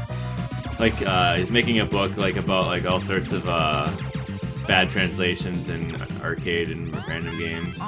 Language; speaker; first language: English; native; English